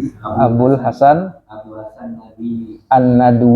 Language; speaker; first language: Arabic; non-native, fluent; Indonesian